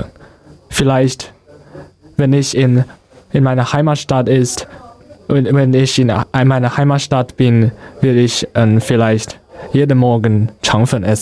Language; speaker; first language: German; non-native, learner; Chinese